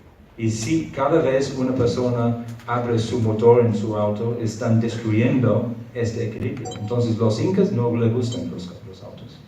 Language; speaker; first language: Spanish; non-native, fluent; English